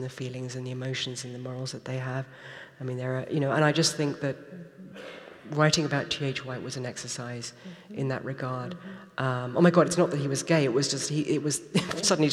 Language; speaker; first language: English; native; English